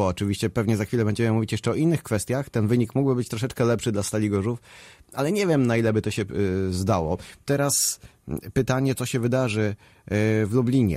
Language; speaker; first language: Polish; native; Polish